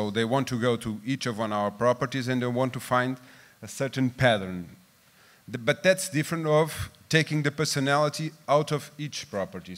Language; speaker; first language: English; non-native, fluent; Portuguese